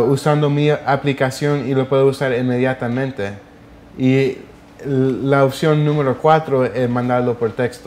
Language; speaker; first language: Spanish; early bilingual, heritage; English